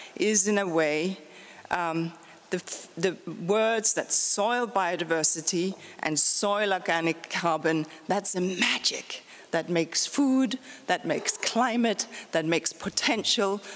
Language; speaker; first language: English; non-native, fluent; Danish